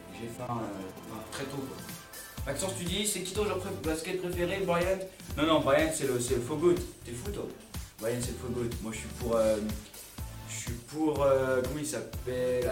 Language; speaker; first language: French; native; French